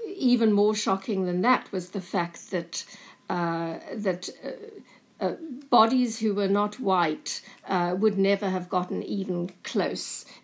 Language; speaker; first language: English; native; English